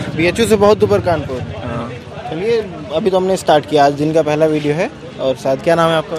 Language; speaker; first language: Hindi; native; Hindi